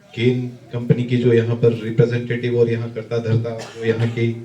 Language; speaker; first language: Hindi; native; Hindi